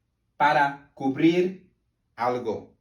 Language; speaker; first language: Spanish; non-native, learner; English